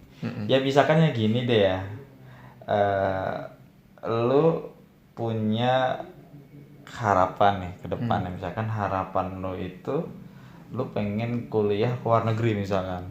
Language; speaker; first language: Indonesian; native; Indonesian